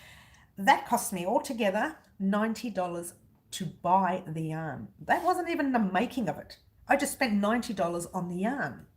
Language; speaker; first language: English; native; English